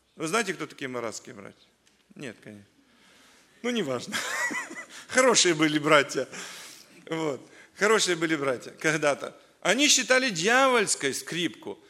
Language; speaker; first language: Russian; native; Russian